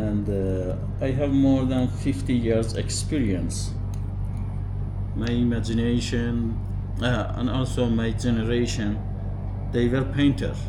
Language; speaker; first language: English; non-native, learner; Persian